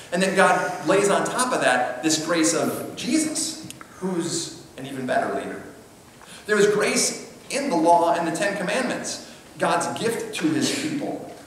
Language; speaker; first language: English; native; English